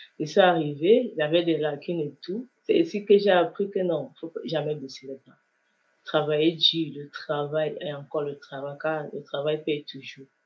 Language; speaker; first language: French; non-native, local second language; Kinyarwanda